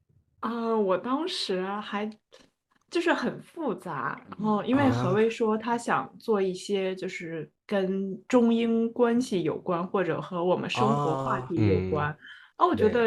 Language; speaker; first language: Chinese; native; Chinese